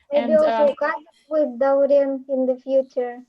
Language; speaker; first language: English; non-native, learner; Russian